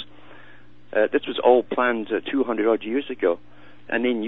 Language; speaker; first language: English; native; English